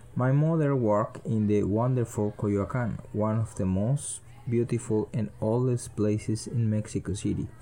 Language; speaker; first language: English; early bilingual, other home language; Spanish